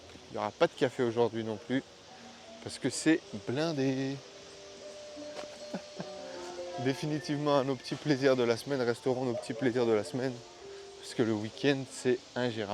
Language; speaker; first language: French; native; French